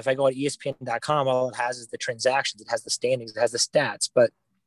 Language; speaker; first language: English; native; English